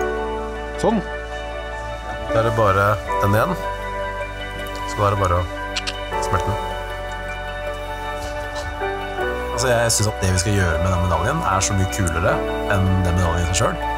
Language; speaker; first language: Norwegian; native; Norwegian